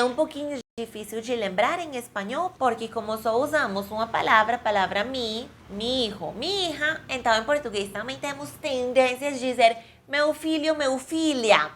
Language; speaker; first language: Portuguese; non-native, fluent; Spanish